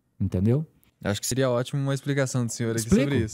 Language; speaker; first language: Portuguese; native; Portuguese